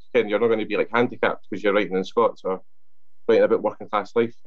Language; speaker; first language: English; non-native, local second language; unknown